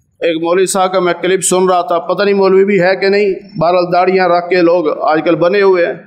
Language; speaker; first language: Urdu; non-native, local second language; Punjabi